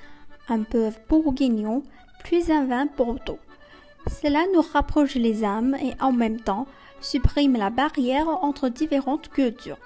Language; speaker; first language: French; non-native, fluent; Chinese